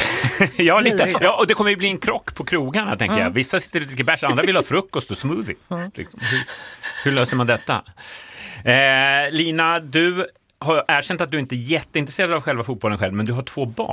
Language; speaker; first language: Swedish; native; Swedish